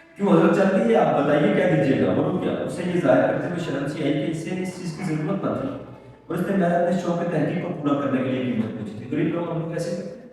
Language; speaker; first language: Urdu; non-native, local second language; Punjabi